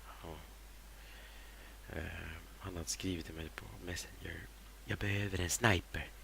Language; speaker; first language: Swedish; native; Swedish